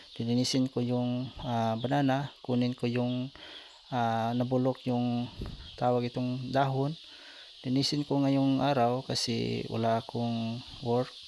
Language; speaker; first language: Filipino; non-native, local second language; Cebuano